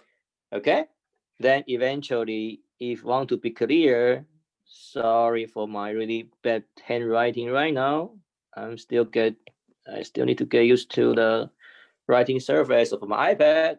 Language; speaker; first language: English; non-native, fluent; Chinese